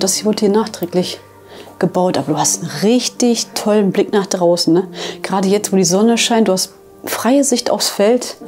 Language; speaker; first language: German; native; German